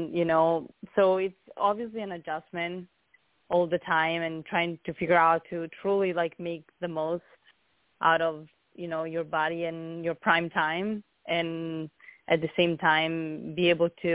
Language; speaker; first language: English; non-native, fluent; Italian